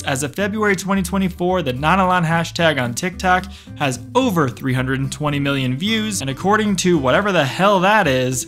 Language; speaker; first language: English; native; English